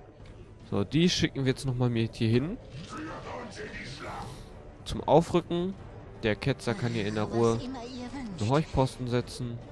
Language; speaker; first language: German; native; German